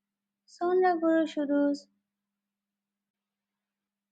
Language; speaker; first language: Turkish; non-native, fluent; Bangla